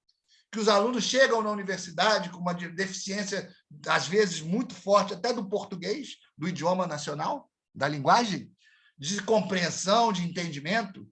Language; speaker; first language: Portuguese; native; Portuguese